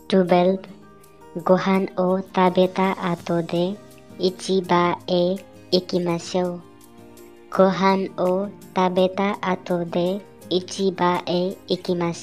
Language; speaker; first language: Japanese; non-native, learner; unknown